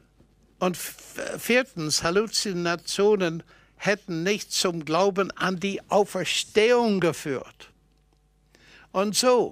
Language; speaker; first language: German; non-native, fluent; English